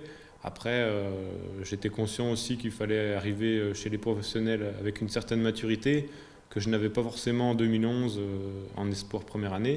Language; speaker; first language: French; native; French